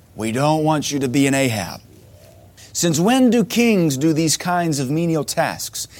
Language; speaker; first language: English; native; English